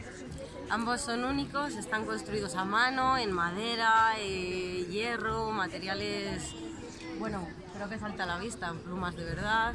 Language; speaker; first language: Spanish; native; Spanish